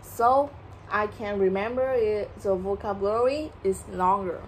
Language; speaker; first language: English; non-native, learner; Vietnamese